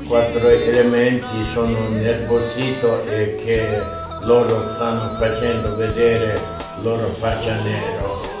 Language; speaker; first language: Italian; non-native, fluent; Tibetan